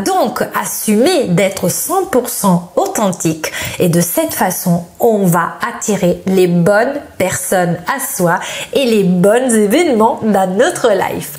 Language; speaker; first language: French; non-native, fluent; Italian